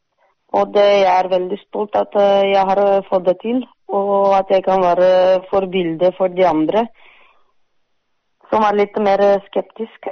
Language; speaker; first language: Norwegian; non-native, fluent; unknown